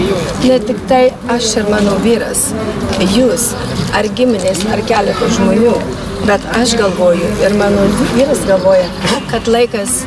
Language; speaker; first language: Lithuanian; early bilingual, heritage; Lithuanian